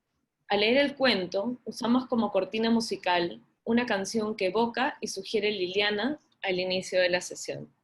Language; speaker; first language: Spanish; native; Spanish